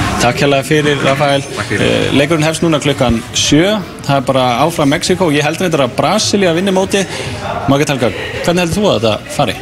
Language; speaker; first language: Icelandic; native; Icelandic